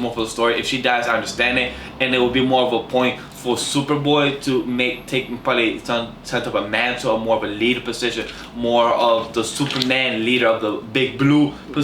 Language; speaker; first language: English; native; English